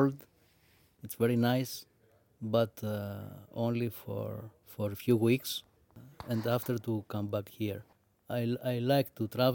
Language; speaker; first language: English; non-native, learner; Greek